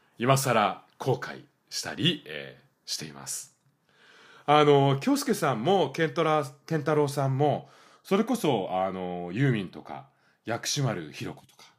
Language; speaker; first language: Japanese; native; Japanese